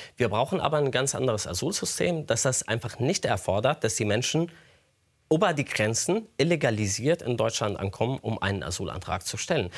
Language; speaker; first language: German; non-native, fluent; Arabic